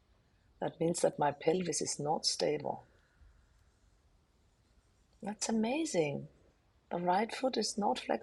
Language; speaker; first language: English; non-native, fluent; German